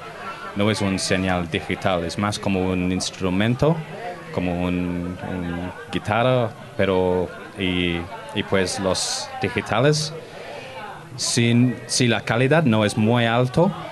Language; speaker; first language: Spanish; non-native, learner; English